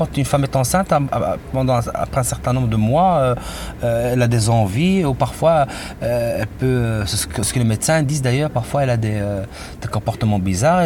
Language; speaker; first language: French; native; French